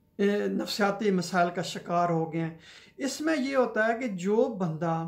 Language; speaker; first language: Urdu; non-native, local second language; Punjabi